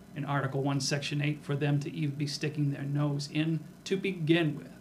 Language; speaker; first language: English; native; English